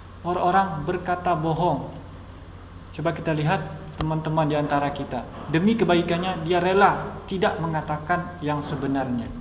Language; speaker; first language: Indonesian; native; Indonesian